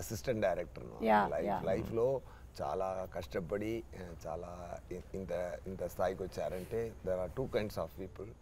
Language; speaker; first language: Telugu; non-native, learner; Tamil